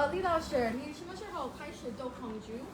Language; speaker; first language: Chinese; non-native, learner; English